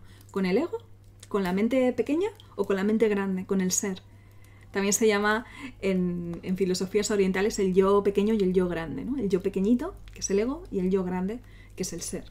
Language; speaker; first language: Spanish; native; Spanish